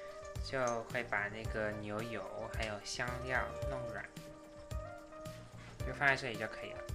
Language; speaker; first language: Chinese; native; Chinese